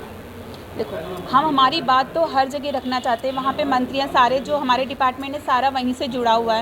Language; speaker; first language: Hindi; native; Hindi